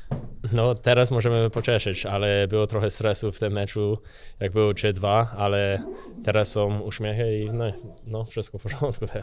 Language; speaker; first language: Polish; early bilingual, heritage; English